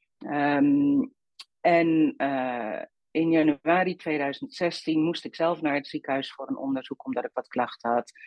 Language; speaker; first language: Dutch; native; Dutch